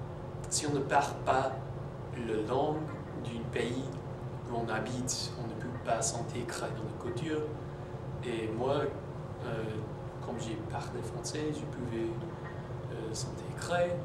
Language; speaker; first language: French; non-native, fluent; English